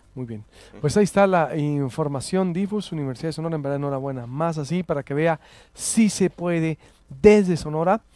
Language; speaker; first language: Spanish; native; Spanish